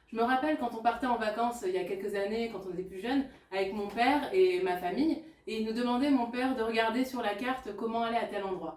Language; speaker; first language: French; native; French